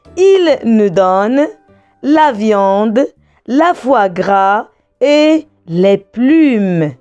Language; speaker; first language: French; non-native, local second language; Arabic